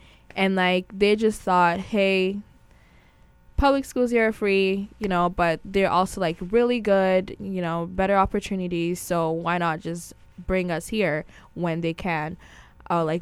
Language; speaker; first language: English; non-native, local second language; Akan